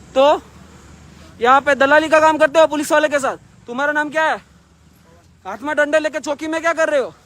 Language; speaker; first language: Hindi; non-native, local second language; Gujarati